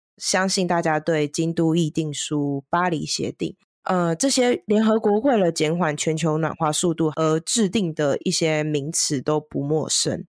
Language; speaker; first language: Chinese; native; Chinese